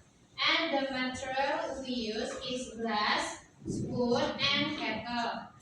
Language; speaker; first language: English; non-native, learner; Indonesian